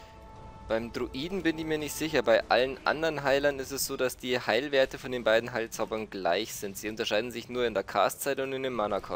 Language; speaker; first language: German; native; German